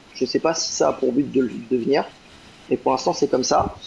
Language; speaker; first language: French; native; French